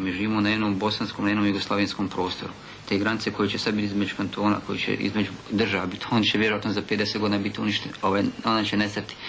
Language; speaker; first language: Bosnian; native; Bosnian